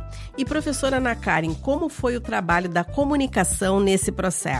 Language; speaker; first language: Portuguese; native; Portuguese